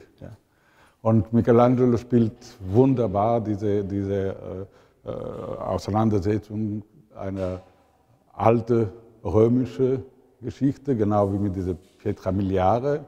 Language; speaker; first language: German; non-native, fluent; Italian